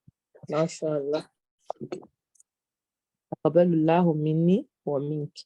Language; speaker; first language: Arabic; non-native, learner; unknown